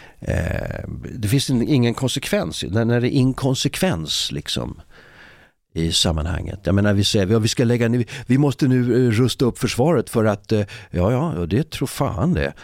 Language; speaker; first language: Swedish; native; Swedish